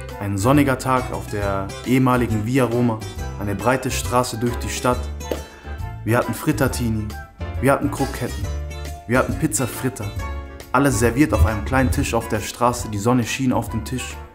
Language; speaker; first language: German; native; German